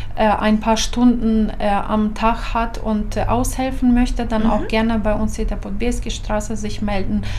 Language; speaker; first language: German; non-native, fluent; Ukrainian